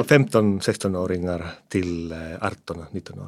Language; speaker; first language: Swedish; non-native, fluent; Finnish